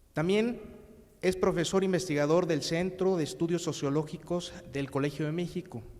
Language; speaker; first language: Spanish; native; Spanish